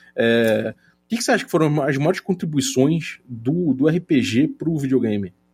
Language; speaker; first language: Portuguese; native; Portuguese